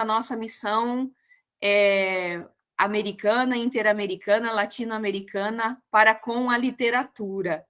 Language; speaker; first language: Portuguese; native; Portuguese